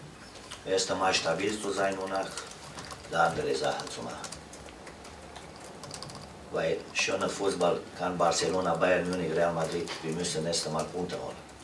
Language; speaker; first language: German; non-native, fluent; Romanian